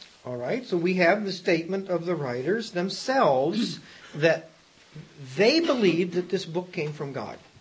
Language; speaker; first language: English; native; English